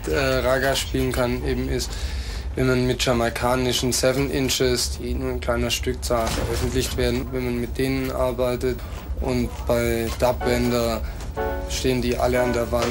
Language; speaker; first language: German; native; German